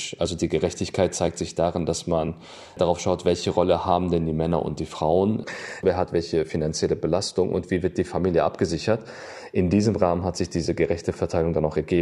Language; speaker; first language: German; native; German